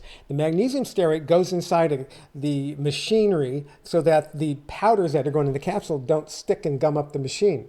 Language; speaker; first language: English; native; English